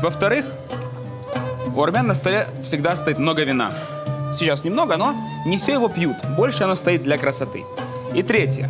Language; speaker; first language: Russian; native; Russian